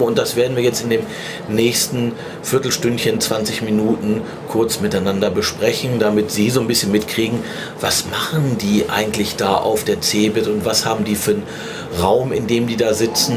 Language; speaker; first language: German; native; German